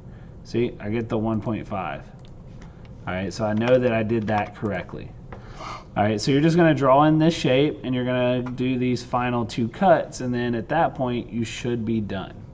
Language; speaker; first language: English; native; English